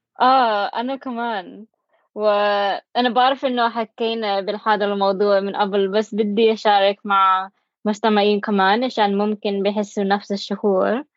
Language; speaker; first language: Arabic; non-native, learner; English